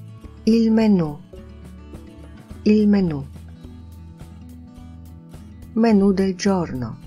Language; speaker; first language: Italian; non-native, fluent; Polish